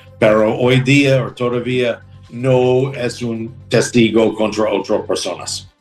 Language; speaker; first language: Spanish; non-native, learner; English